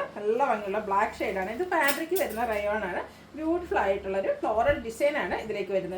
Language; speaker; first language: Malayalam; native; Malayalam